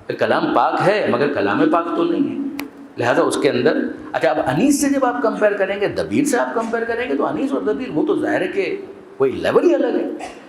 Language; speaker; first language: Urdu; non-native, local second language; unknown